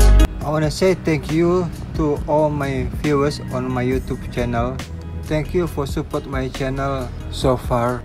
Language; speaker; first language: English; non-native, learner; Indonesian